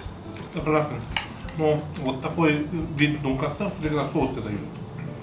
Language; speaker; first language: Russian; non-native, learner; Korean